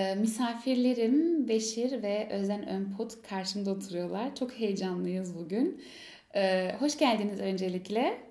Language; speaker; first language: Turkish; early bilingual, heritage; Turkish